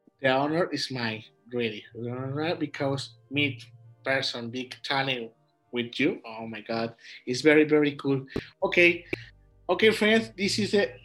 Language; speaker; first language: English; non-native, learner; Spanish